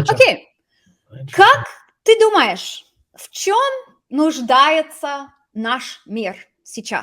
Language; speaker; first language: Russian; non-native, fluent; English